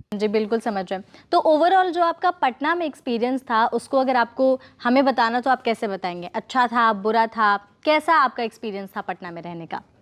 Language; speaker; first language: Hindi; native; Hindi